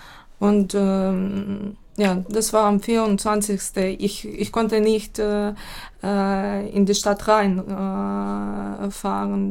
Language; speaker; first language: German; non-native, fluent; Ukrainian